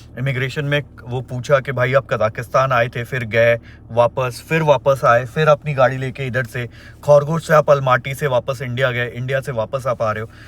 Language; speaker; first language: Hindi; native; Hindi